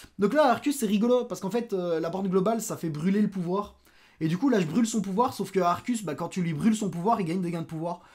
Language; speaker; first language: French; native; French